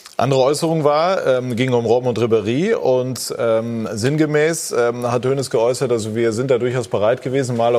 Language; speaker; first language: German; native; German